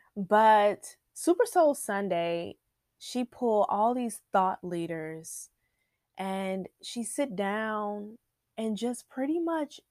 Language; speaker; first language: English; native; English